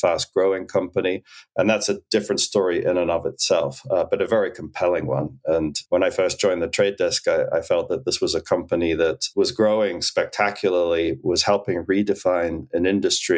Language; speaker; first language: English; native; English